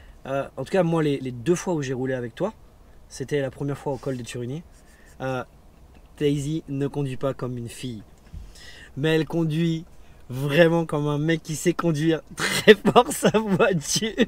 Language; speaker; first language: French; native; French